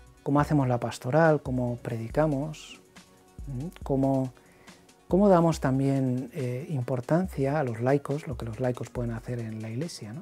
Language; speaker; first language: Spanish; native; Spanish